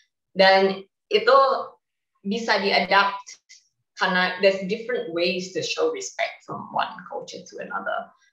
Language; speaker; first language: English; non-native, fluent; Indonesian